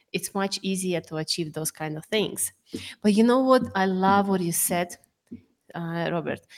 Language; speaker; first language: English; non-native, fluent; Russian